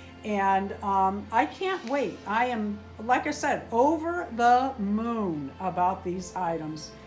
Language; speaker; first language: English; native; English